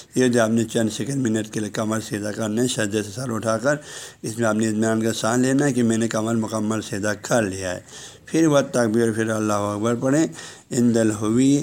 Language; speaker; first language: Urdu; non-native, local second language; Balti